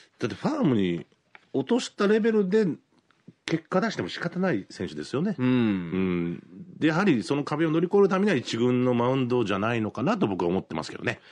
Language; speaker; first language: Japanese; native; Japanese